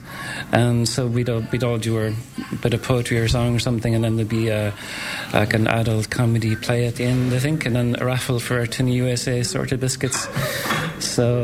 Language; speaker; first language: English; native; English